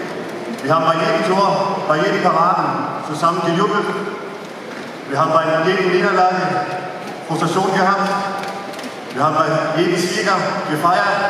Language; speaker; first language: German; non-native, fluent; Danish